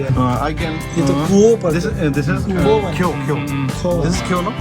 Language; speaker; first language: English; non-native, local second language; Hindi